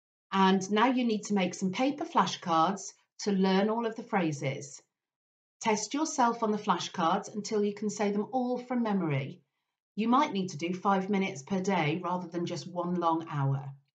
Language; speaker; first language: English; native; English